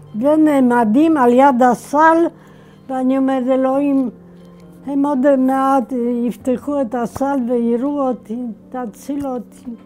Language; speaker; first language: Hebrew; non-native, fluent; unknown